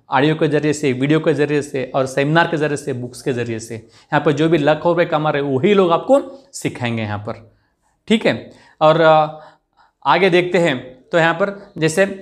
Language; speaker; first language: Hindi; non-native, local second language; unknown